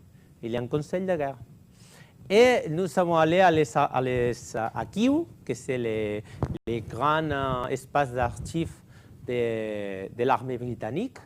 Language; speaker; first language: French; non-native, fluent; Catalan